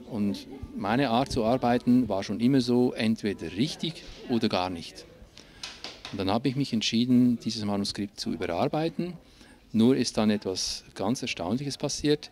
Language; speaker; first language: German; non-native, local second language; Italian